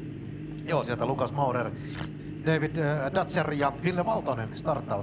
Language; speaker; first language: Finnish; native; Finnish